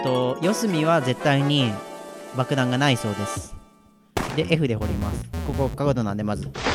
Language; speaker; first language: Japanese; native; Japanese